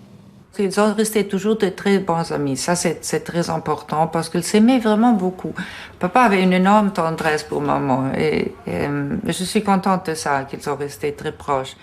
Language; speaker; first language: French; non-native, fluent; Italian